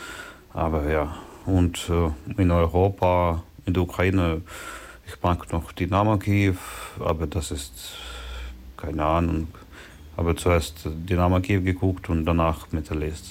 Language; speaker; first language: German; non-native, learner; Ukrainian